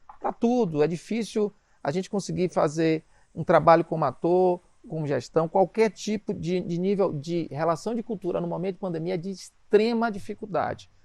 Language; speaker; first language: Portuguese; native; Portuguese